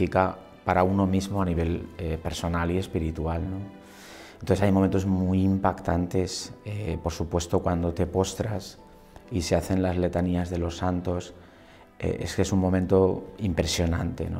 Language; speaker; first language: Spanish; native; Spanish